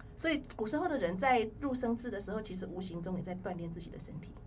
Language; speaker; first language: Chinese; native; Chinese